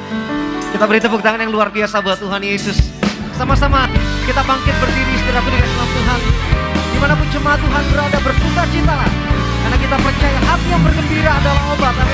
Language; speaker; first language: Indonesian; native; Indonesian